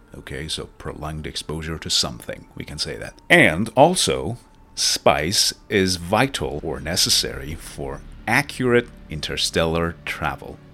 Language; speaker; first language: English; non-native, fluent; Persian